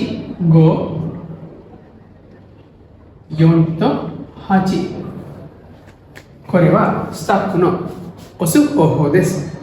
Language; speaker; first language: Japanese; non-native, learner; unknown